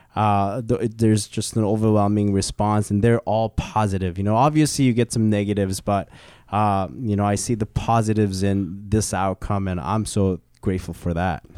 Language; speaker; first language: English; early bilingual, other home language; Korean